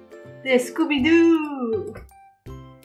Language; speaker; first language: Japanese; non-native, learner; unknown